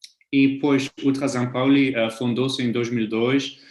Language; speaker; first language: Portuguese; non-native, fluent; German